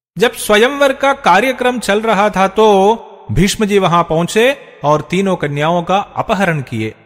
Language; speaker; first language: Hindi; native; Hindi